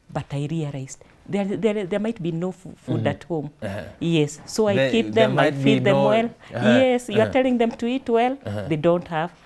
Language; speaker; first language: English; non-native, local second language; Kikuyu